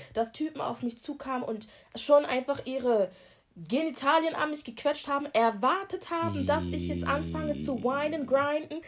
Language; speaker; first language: German; early bilingual, other home language; Akan